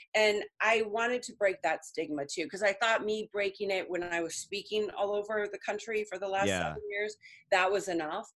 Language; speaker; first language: English; early bilingual, other home language; Spanish